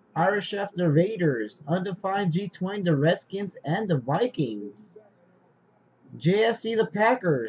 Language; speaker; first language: English; native; English